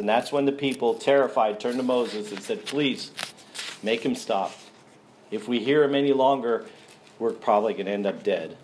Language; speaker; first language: English; native; English